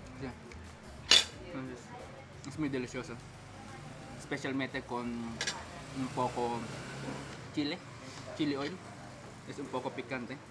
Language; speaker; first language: Spanish; non-native, learner; Filipino